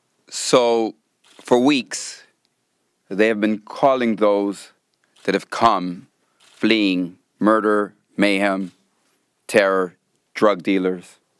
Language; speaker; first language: English; early bilingual, other home language; Spanish